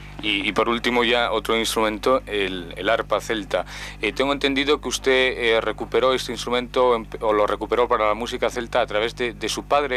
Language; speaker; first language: Spanish; native; Spanish